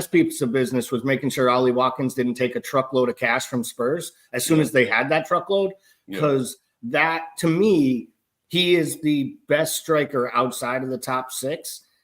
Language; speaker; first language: English; native; English